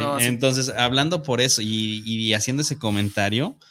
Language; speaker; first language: Spanish; native; Spanish